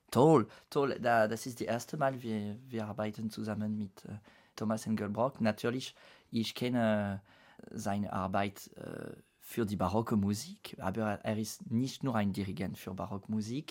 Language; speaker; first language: German; non-native, fluent; French